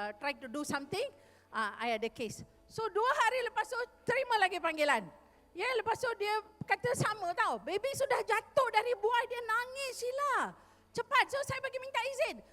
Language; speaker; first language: Malay; non-native, local second language; Tamil